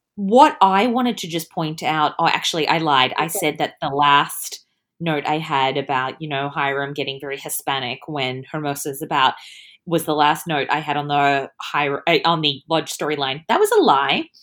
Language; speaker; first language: English; early bilingual, other home language; Italian